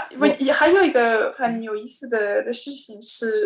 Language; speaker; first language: Chinese; non-native, learner; French